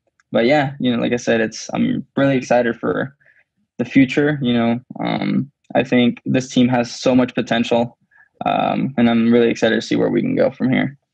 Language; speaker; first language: English; early bilingual, other home language; Spanish